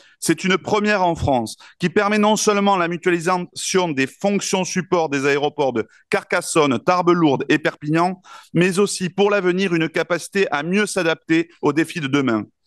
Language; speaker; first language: French; native; French